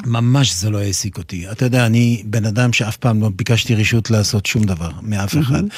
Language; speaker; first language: Hebrew; non-native, fluent; French